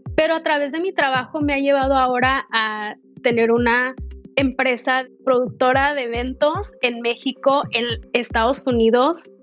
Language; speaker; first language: Spanish; early bilingual, heritage; Spanish